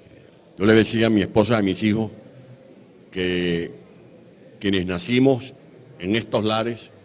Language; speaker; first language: Spanish; native; Spanish